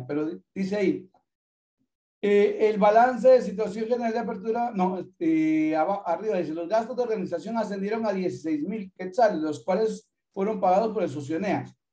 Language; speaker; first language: Spanish; native; Spanish